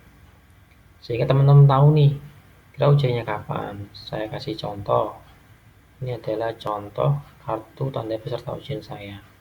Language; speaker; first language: Indonesian; native; Indonesian